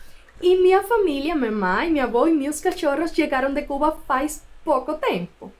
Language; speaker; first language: Portuguese; non-native, fluent; Spanish